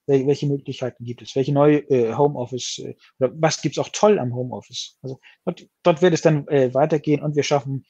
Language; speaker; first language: German; non-native, fluent; Danish